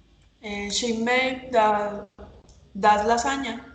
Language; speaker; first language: English; non-native, learner; Spanish